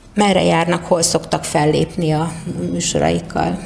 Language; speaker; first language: Hungarian; native; Hungarian